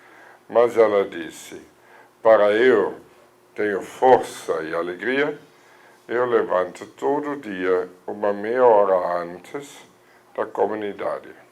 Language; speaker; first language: Portuguese; non-native, fluent; German